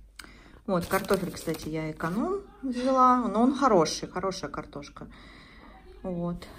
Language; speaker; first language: Russian; native; Russian